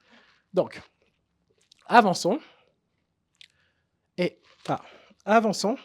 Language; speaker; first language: French; native; French